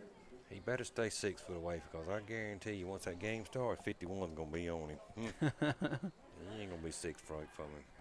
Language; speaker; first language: English; native; English